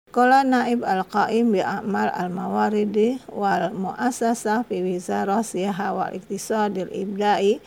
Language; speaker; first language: Arabic; non-native, fluent; Indonesian